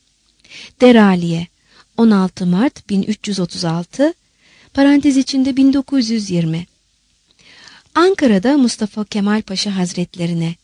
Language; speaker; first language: Turkish; native; Turkish